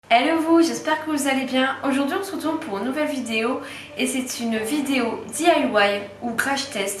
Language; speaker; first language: French; native; French